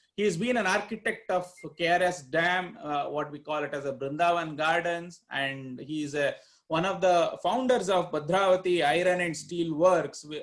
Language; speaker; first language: English; non-native, local second language; Kannada